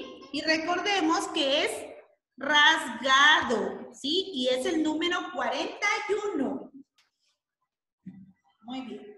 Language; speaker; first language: Spanish; native; Spanish